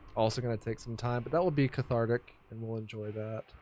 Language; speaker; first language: English; native; English